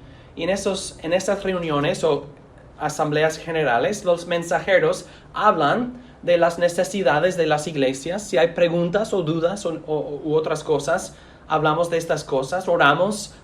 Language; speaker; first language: Spanish; non-native, fluent; English